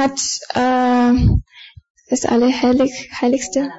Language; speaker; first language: German; non-native, fluent; Bulgarian